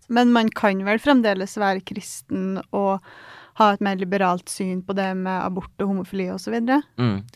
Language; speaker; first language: Norwegian; early bilingual, other home language; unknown